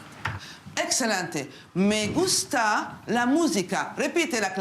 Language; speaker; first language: Spanish; non-native, fluent; French